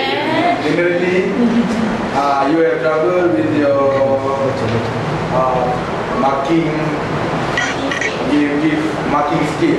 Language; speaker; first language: English; non-native, learner; Malay